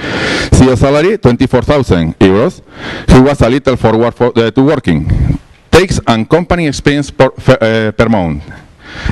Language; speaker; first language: English; non-native, learner; Spanish